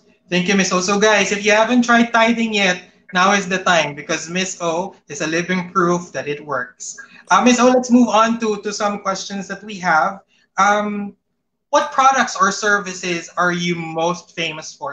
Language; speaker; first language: English; non-native, local second language; Filipino